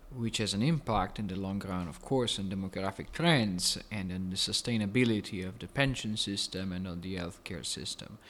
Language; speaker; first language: English; non-native, fluent; Italian